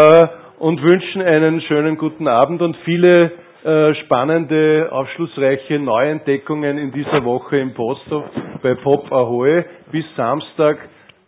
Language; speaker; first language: German; native; German